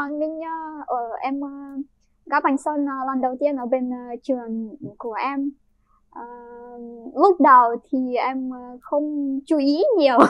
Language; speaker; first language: Vietnamese; non-native, fluent; Ukrainian